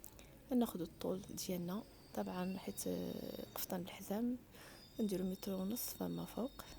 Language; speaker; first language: Arabic; native; Arabic